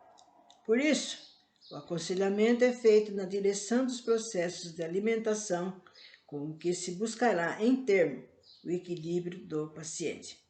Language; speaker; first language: Portuguese; native; Portuguese